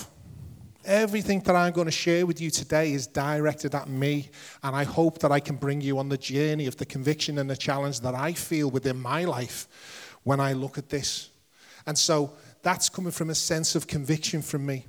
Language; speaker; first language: English; native; English